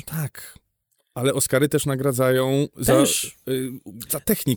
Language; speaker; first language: Polish; native; Polish